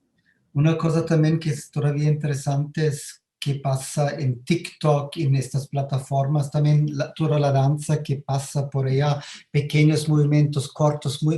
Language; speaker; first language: Spanish; non-native, fluent; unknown